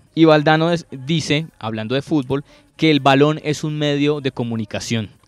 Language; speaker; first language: Spanish; native; Spanish